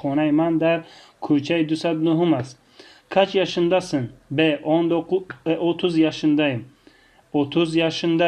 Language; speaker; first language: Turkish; non-native, fluent; Tajik